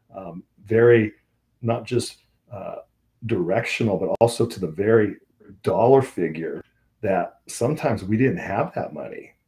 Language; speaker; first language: English; native; English